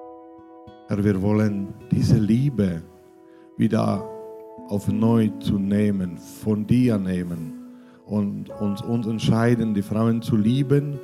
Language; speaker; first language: German; non-native, fluent; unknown